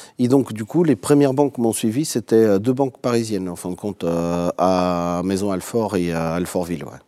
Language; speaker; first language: French; non-native, fluent; Portuguese